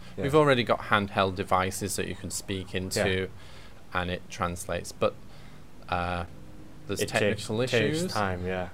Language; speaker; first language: English; native; English